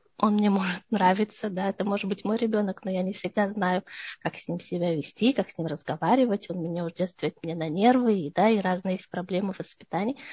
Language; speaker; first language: Russian; early bilingual, heritage; Russian